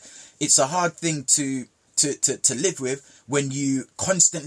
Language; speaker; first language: English; early bilingual, other home language; Jamaican Creole English